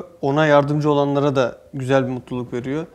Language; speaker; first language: Turkish; non-native, fluent; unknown